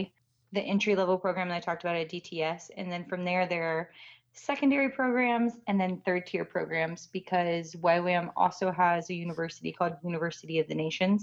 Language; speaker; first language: English; native; English